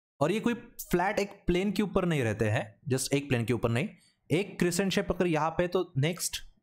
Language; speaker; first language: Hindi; non-native, local second language; Marathi